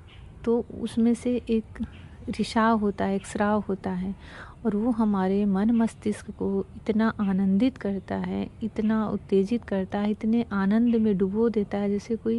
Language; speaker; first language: Hindi; native; Hindi